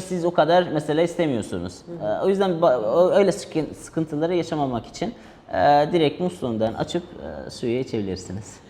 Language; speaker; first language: Turkish; non-native, fluent; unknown